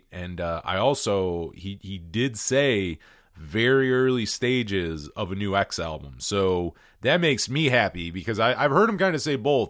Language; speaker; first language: English; native; English